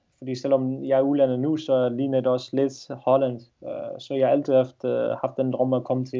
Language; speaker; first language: Danish; non-native, fluent; Dutch